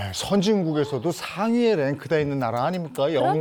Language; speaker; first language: Korean; native; Korean